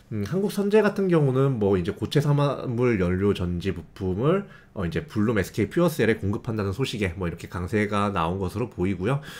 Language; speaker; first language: Korean; native; Korean